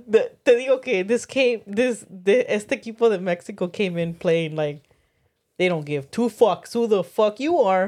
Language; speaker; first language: English; early bilingual, other home language; Spanish